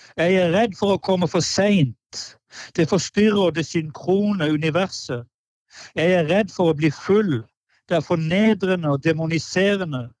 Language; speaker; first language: Norwegian; native; Norwegian